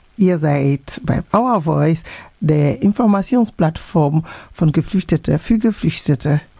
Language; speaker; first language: German; non-native, fluent; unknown